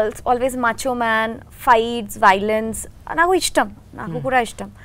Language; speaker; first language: Telugu; non-native, learner; Bangla